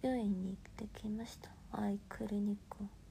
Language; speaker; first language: Japanese; non-native, fluent; Korean